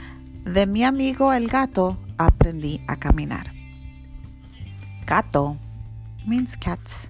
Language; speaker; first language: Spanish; early bilingual, heritage; Spanish